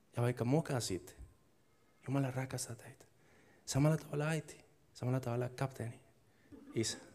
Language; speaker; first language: Finnish; non-native, fluent; Spanish